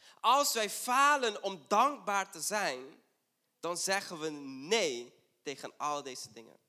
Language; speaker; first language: Dutch; non-native, fluent; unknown